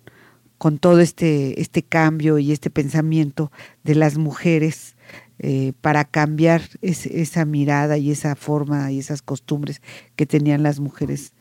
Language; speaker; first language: Spanish; native; Spanish